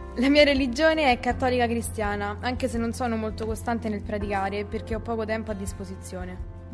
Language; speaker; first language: Italian; non-native, fluent; Albanian